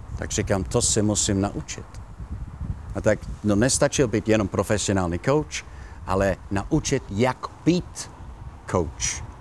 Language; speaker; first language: Czech; non-native, learner; Italian